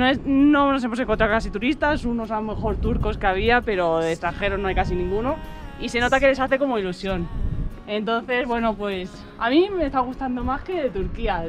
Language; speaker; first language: Spanish; native; Spanish